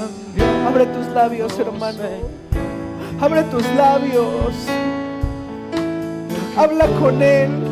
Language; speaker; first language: Spanish; native; Spanish